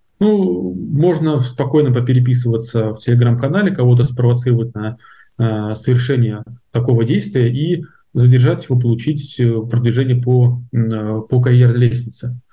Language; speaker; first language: Russian; native; Russian